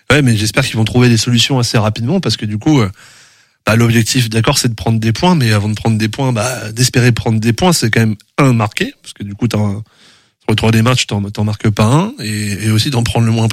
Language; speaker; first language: French; native; French